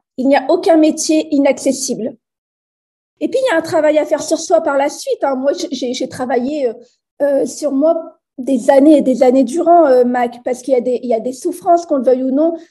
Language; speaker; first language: French; native; French